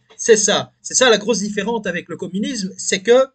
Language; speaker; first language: French; native; French